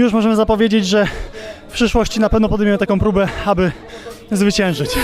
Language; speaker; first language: Polish; native; Polish